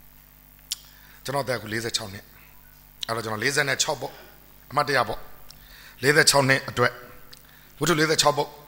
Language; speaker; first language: Burmese; native; Burmese